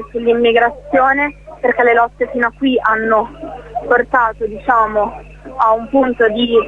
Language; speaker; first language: Italian; native; Italian